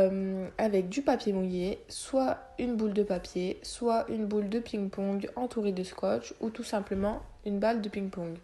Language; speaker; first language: French; native; French